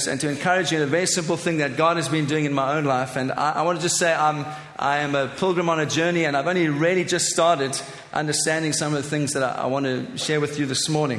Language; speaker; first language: English; native; English